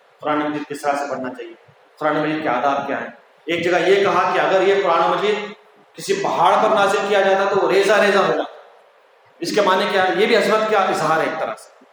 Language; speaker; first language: Urdu; native; Urdu